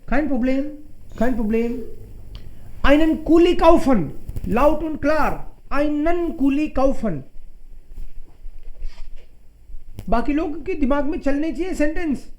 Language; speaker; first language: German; non-native, fluent; Hindi